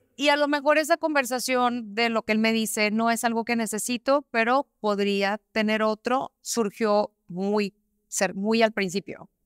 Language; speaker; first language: Spanish; native; Spanish